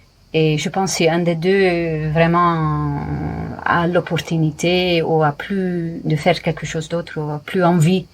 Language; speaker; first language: French; non-native, fluent; Dutch